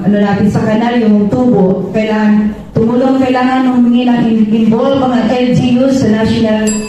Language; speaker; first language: Filipino; non-native, local second language; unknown